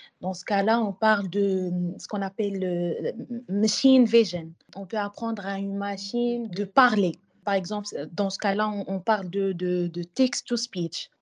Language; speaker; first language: French; non-native, local second language; Arabic